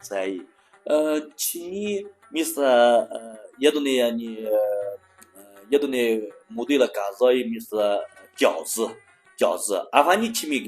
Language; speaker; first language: Persian; non-native, learner; Chinese